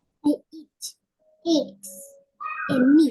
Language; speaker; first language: English; non-native, learner; Vietnamese